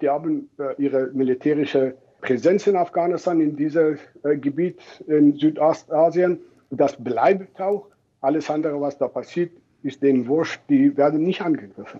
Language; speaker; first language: German; non-native, fluent; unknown